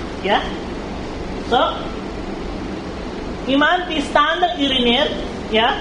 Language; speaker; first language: Dutch; early bilingual, heritage; Urdu